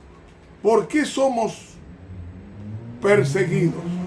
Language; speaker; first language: Spanish; native; Spanish